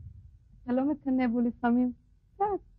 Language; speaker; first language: Hebrew; native; Hebrew